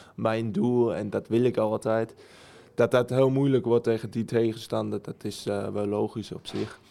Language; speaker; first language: Dutch; early bilingual, heritage; Dutch